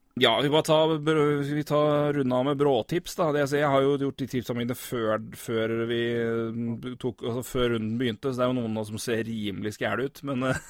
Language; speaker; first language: Norwegian; native; Norwegian